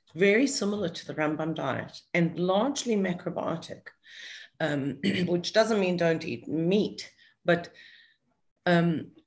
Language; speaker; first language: English; native; English